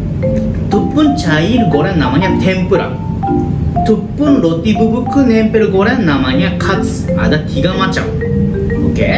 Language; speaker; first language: Indonesian; non-native, learner; Japanese